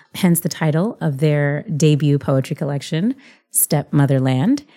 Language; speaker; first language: English; early bilingual, other home language; Spanish